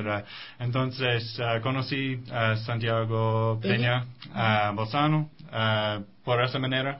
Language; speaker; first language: Spanish; non-native, fluent; English